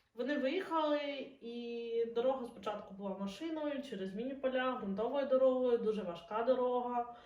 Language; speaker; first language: Ukrainian; non-native, local second language; Russian